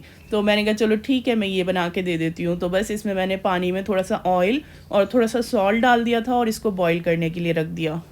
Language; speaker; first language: Hindi; native; Hindi